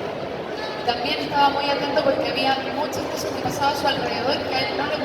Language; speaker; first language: Spanish; native; Spanish